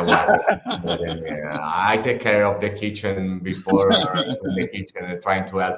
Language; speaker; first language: English; non-native, fluent; Italian